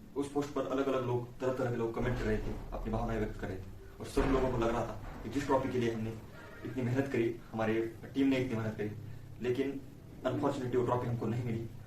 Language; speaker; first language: Hindi; non-native, local second language; Marathi